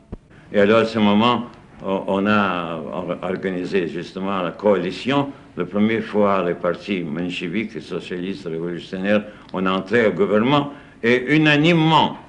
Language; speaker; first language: French; non-native, fluent; Russian